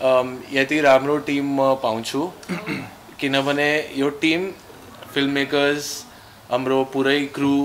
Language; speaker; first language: Nepali; non-native, learner; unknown